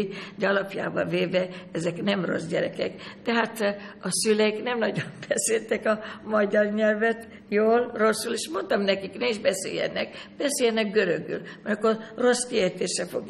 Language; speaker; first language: Hungarian; early bilingual, other home language; Greek